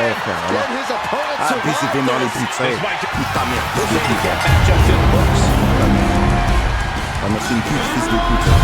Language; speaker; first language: French; native; French